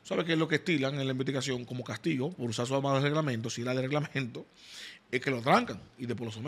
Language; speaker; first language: Spanish; native; Spanish